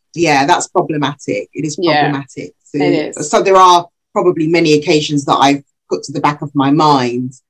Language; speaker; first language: English; early bilingual, other home language; Yoruba